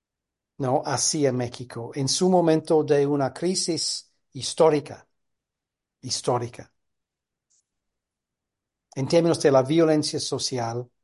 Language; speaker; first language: Spanish; non-native, fluent; English